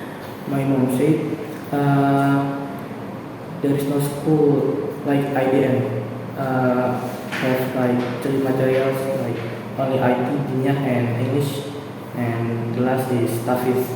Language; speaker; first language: English; non-native, learner; Indonesian